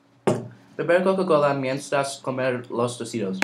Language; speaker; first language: Spanish; non-native, learner; English